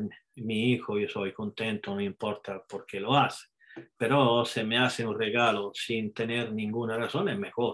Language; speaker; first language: Spanish; non-native, fluent; Italian